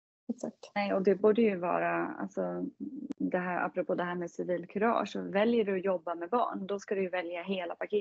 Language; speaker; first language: Swedish; native; Swedish